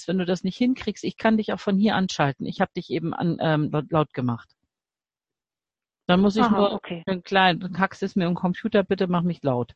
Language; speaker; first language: German; native; German